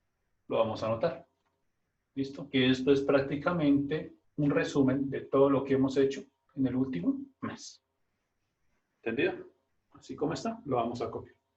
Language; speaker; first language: Spanish; native; Spanish